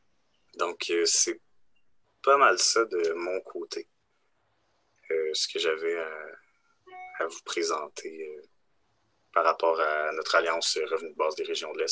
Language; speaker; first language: French; native; French